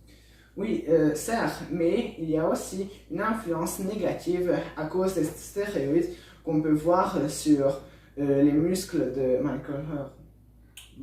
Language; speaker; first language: French; non-native, learner; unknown